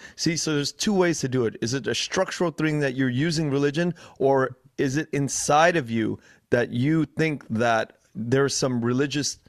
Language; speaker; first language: English; early bilingual, other home language; Vietnamese